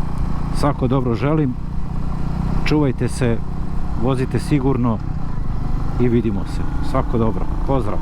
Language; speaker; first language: Serbian; native; Serbian